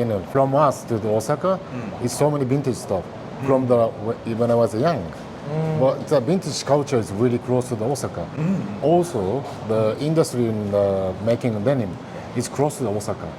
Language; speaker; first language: English; non-native, learner; Japanese